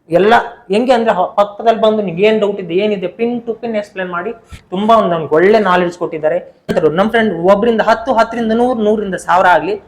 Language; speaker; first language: Kannada; native; Kannada